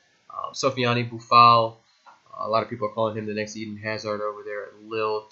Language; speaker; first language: English; native; English